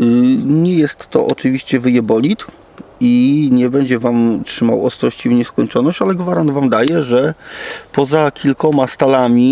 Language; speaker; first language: Polish; native; Polish